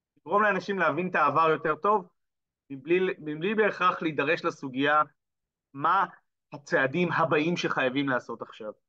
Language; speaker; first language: Hebrew; native; Hebrew